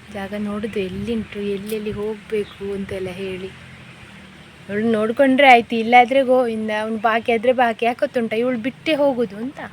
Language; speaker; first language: Kannada; non-native, local second language; Konkani